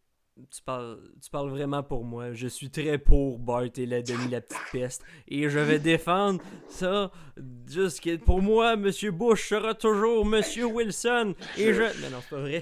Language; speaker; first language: French; native; French